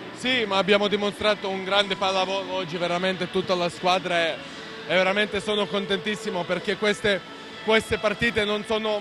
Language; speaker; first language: Italian; non-native, fluent; Serbian